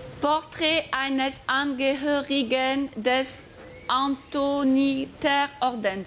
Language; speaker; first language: German; non-native, fluent; French